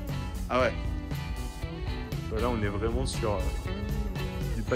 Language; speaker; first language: French; native; French